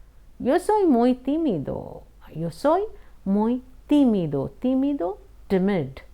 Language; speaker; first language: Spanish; non-native, fluent; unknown